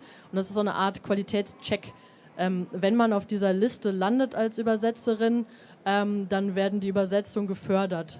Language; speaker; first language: German; native; German